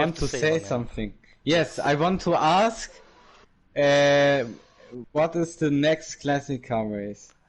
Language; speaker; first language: English; non-native, learner; Italian